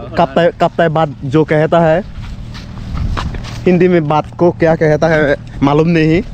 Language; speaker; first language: Hindi; non-native, learner; Chakma